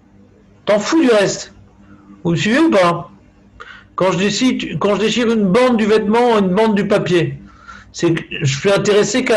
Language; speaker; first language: French; native; French